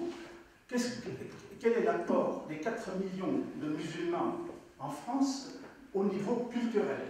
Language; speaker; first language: French; native; French